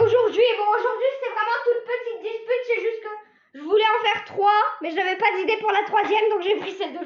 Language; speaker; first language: French; native; French